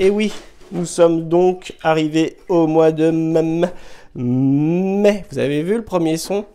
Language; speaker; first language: French; native; French